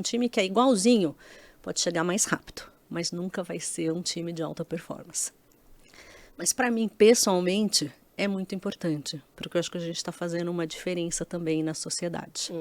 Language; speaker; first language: Portuguese; native; Portuguese